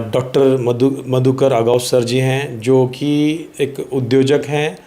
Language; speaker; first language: Hindi; non-native, local second language; Marathi